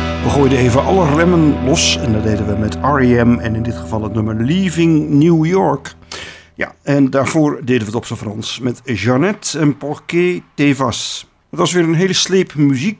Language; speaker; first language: Dutch; native; Dutch